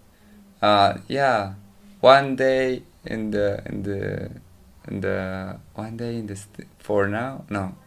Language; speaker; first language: English; non-native, learner; Spanish